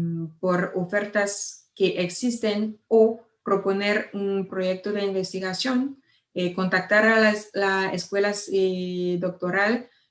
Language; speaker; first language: Spanish; non-native, fluent; French